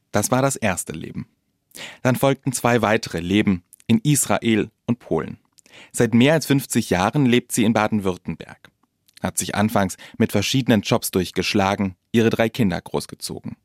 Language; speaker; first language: German; native; German